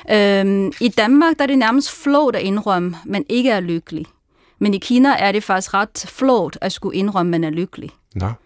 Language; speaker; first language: Danish; non-native, fluent; Chinese